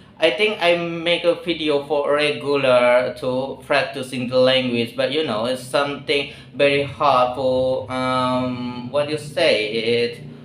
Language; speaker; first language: English; non-native, learner; Indonesian